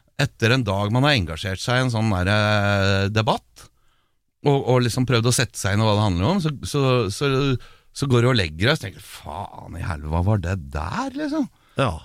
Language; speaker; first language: Norwegian; native; Norwegian